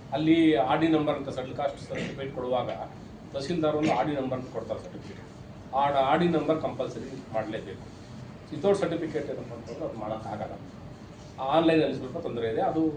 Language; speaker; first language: Kannada; native; Kannada